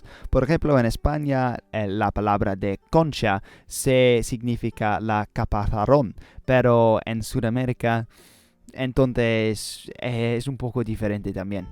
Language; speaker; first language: Spanish; non-native, learner; English